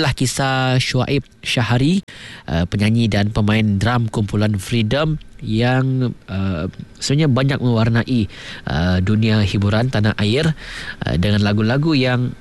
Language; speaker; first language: Malay; native; Malay